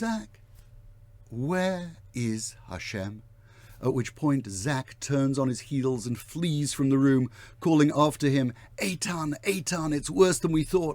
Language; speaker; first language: English; native; English